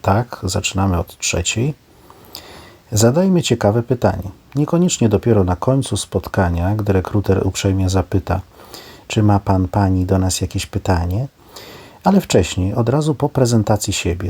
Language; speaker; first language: Polish; native; Polish